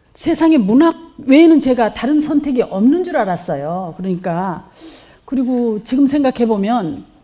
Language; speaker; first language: Korean; native; Korean